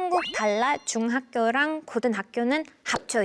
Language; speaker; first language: Korean; non-native, fluent; English